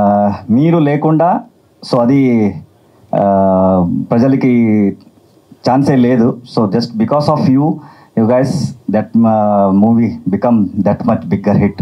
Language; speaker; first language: Telugu; non-native, learner; Kannada